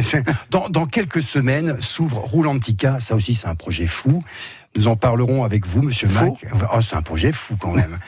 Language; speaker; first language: French; native; French